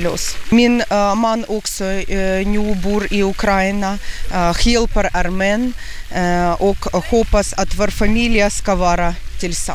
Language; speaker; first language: Swedish; non-native, learner; Ukrainian